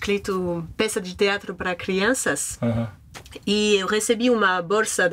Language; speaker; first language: Portuguese; non-native, fluent; French